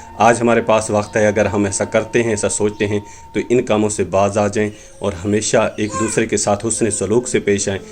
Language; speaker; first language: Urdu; non-native, local second language; Punjabi